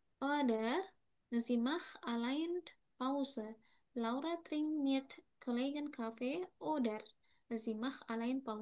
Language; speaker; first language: German; non-native, fluent; Indonesian